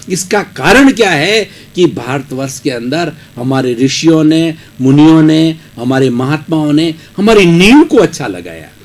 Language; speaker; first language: Hindi; native; Hindi